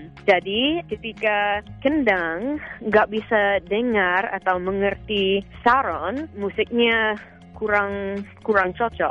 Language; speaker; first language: Indonesian; non-native, fluent; English